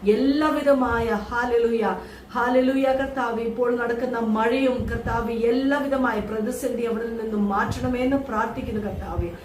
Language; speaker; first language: Malayalam; early bilingual, heritage; Malayalam